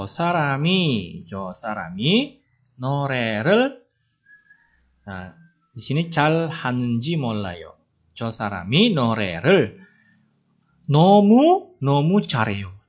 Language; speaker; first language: Korean; non-native, fluent; Indonesian